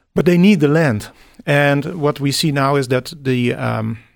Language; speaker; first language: English; non-native, fluent; Dutch